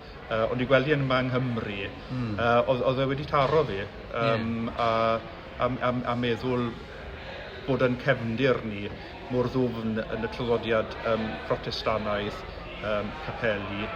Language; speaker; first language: Welsh; native; Welsh